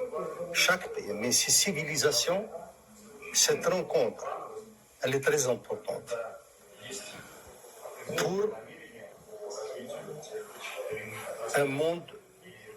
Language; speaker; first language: French; non-native, local second language; Arabic